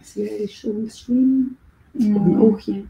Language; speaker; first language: Dutch; native; Dutch